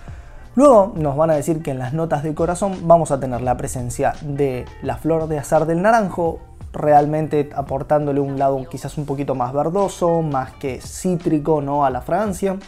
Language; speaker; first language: Spanish; native; Spanish